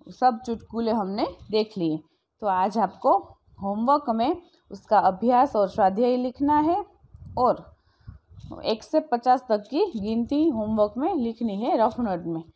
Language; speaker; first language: Hindi; non-native, local second language; Gujarati